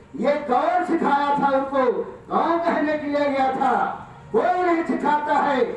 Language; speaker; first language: Hindi; native; Hindi